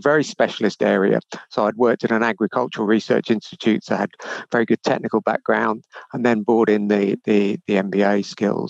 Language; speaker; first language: English; native; English